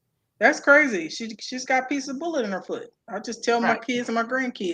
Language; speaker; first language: English; native; English